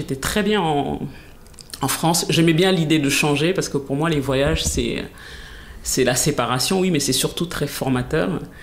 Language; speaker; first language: French; native; French